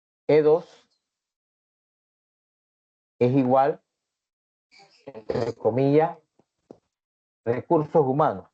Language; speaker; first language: Spanish; native; Spanish